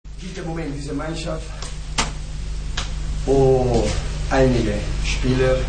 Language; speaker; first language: German; non-native, learner; Italian